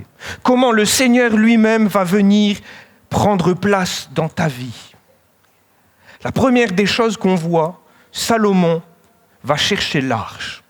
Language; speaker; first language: French; native; French